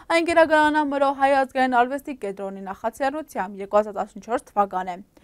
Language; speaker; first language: Armenian; early bilingual, heritage; Armenian